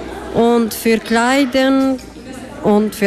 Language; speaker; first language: German; non-native, learner; Albanian